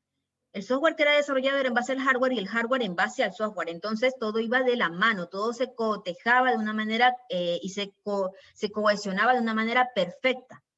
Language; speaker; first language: Spanish; native; Spanish